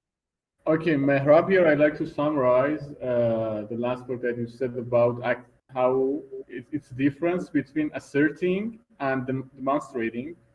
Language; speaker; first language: English; non-native, fluent; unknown